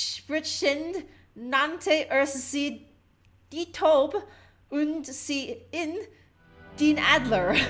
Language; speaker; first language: German; non-native, learner; English